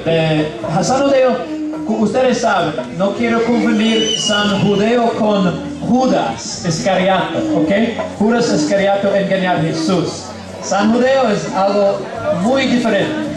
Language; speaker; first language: Spanish; non-native, learner; English